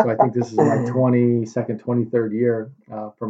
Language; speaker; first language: English; native; English